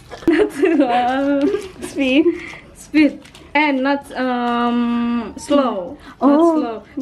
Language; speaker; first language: English; non-native, learner; Indonesian